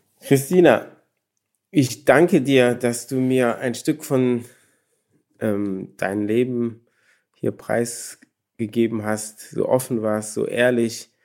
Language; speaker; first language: German; early bilingual, other home language; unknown